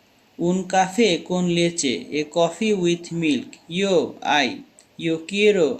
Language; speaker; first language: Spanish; non-native, learner; Bangla